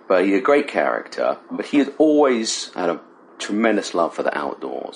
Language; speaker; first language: English; native; English